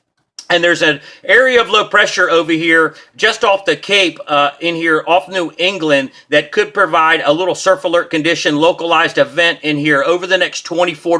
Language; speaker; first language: English; native; English